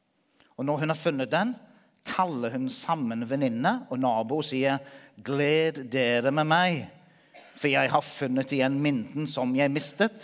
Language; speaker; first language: Norwegian; non-native, fluent; English